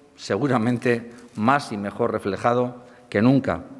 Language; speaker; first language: Spanish; native; Spanish